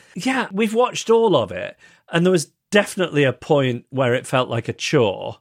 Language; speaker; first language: English; native; English